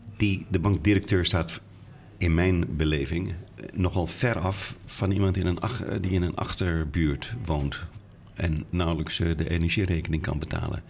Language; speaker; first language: Dutch; native; Dutch